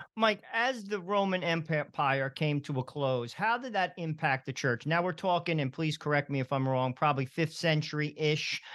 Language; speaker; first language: English; early bilingual, other home language; Italian